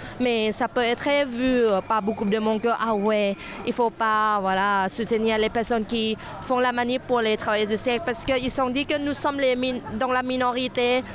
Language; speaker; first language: French; non-native, fluent; Thai